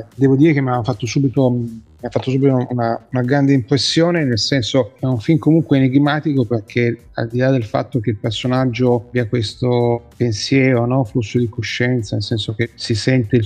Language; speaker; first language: Italian; native; Italian